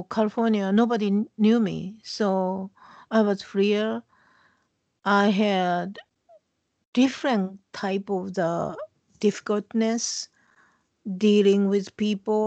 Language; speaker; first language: English; non-native, fluent; Japanese